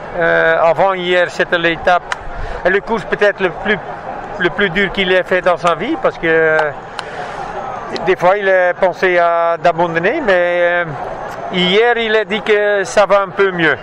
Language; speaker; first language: French; non-native, fluent; Dutch